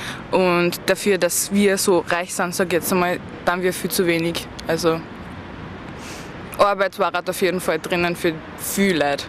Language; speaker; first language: German; native; German